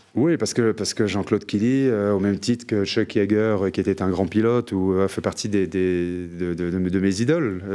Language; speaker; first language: French; native; French